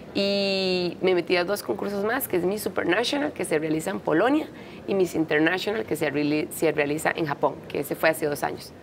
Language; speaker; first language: Spanish; native; Spanish